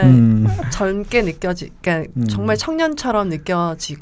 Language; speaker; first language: Korean; native; Korean